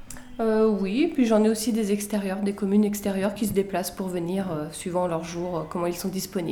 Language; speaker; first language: French; native; French